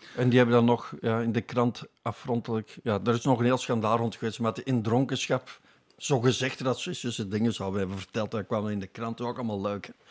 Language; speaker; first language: Dutch; native; Dutch